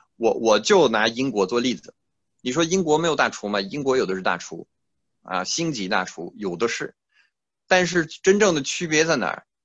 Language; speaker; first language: Chinese; non-native, fluent; French